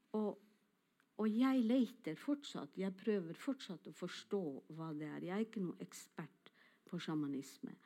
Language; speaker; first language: Norwegian; non-native, local second language; Northern Sami